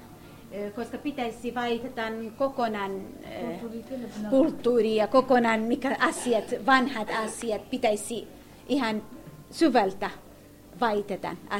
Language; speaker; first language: Finnish; non-native, learner; Kurdish